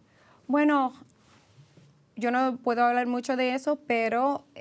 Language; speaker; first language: Spanish; early bilingual, heritage; English